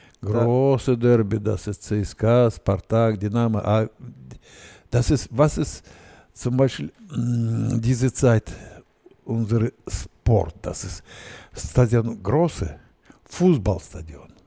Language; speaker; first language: German; non-native, learner; Russian